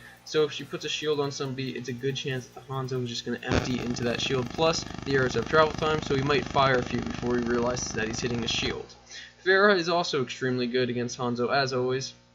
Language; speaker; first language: English; native; English